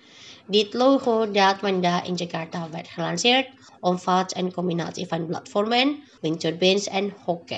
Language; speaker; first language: Dutch; non-native, local second language; Indonesian